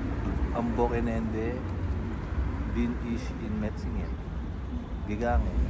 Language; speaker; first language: German; non-native, learner; Filipino